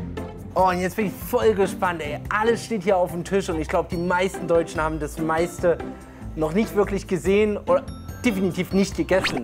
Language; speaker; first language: German; native; German